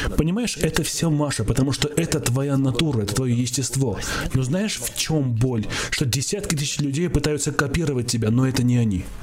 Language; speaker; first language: Russian; non-native, local second language; Armenian